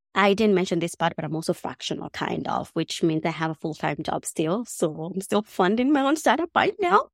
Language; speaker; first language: English; non-native, local second language; Kamba